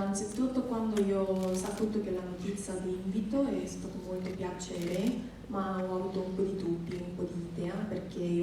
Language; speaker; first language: Italian; non-native, fluent; Korean